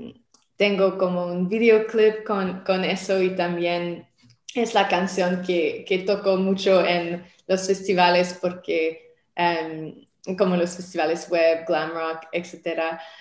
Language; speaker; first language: Spanish; non-native, learner; French